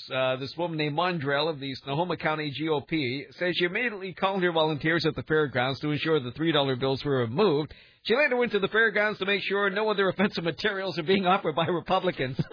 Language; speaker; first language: English; native; English